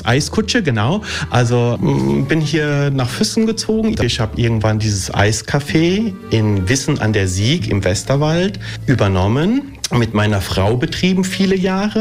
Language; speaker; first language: German; early bilingual, other home language; Italian